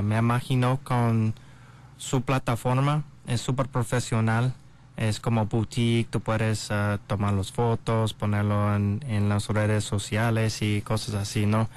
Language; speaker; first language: Spanish; non-native, learner; English